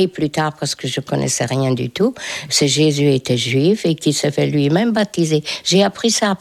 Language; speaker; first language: French; non-native, fluent; Hungarian